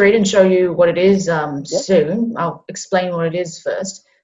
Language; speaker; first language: English; non-native, local second language; Cantonese